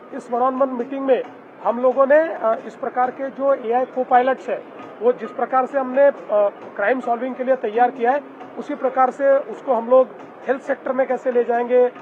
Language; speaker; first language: Hindi; non-native, local second language; Marathi